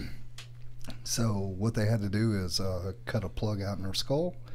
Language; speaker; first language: English; native; English